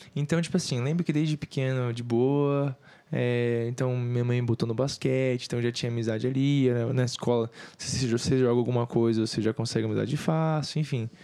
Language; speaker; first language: Portuguese; native; Portuguese